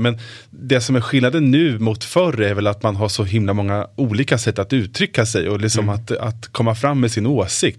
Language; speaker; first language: Swedish; native; Swedish